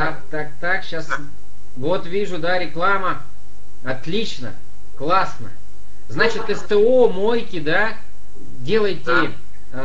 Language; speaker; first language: Russian; native; Russian